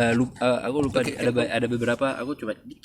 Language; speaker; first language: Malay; non-native, fluent; French